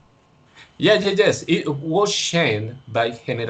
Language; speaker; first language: English; non-native, learner; Spanish